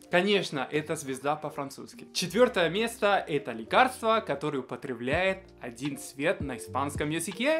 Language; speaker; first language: Russian; non-native, fluent; Spanish